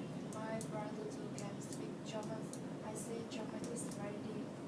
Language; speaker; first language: English; non-native, learner; Vietnamese